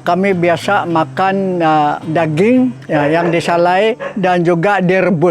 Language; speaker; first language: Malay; non-native, local second language; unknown